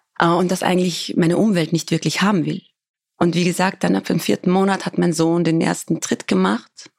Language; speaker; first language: German; early bilingual, other home language; Albanian